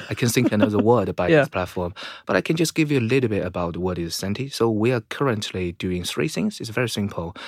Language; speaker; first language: English; non-native, fluent; Chinese